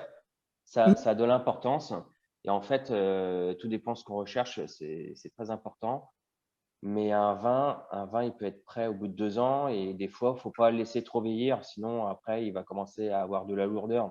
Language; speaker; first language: French; native; French